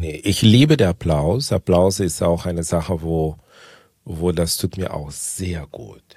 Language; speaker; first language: German; non-native, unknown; Portuguese